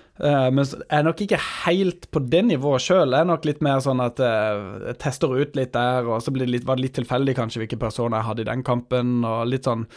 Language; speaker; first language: Norwegian; native; Norwegian